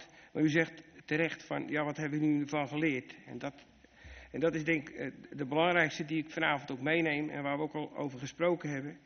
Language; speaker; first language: Dutch; native; Dutch